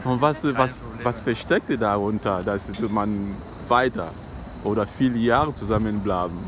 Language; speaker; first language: German; non-native, learner; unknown